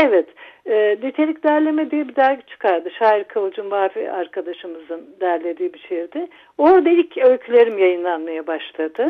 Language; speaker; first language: Turkish; native; Turkish